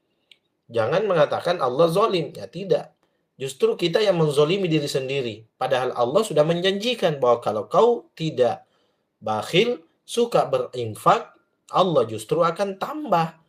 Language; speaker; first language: Indonesian; native; Indonesian